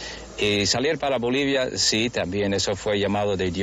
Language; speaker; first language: Spanish; non-native, fluent; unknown